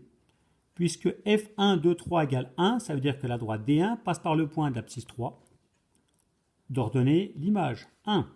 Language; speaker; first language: French; native; French